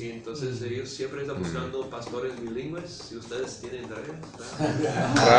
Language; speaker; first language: Spanish; early bilingual, heritage; English